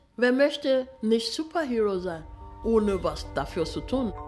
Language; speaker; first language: German; early bilingual, other home language; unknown